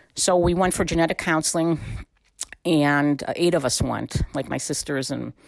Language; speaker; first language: English; native; English